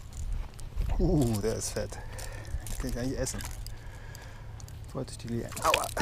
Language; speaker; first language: German; native; German